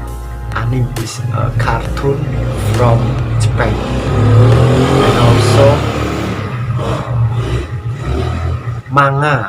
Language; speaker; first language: English; non-native, learner; Indonesian